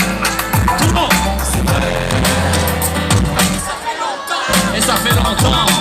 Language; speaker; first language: French; native; French